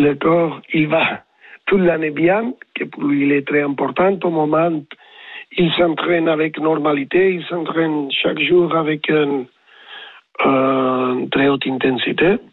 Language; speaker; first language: French; non-native, learner; Spanish